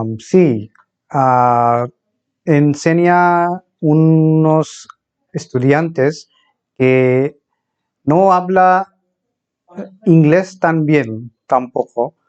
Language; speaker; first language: Spanish; non-native, fluent; Bangla